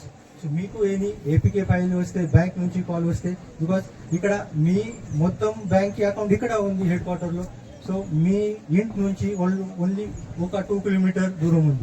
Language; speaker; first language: Telugu; non-native, learner; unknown